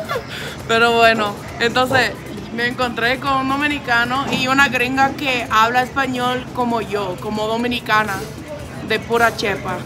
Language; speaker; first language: Spanish; non-native, fluent; English